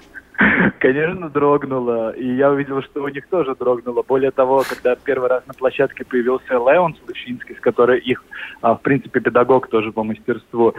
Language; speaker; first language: Russian; native; Russian